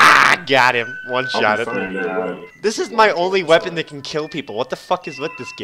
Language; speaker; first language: English; native; English